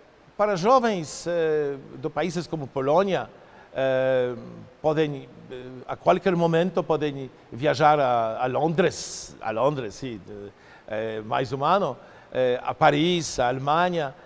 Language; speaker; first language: Portuguese; non-native, fluent; Polish